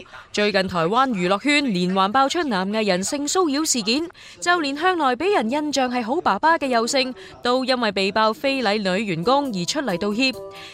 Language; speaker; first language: Chinese; native; Chinese